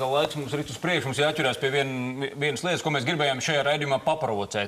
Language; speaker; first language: Latvian; native; Latvian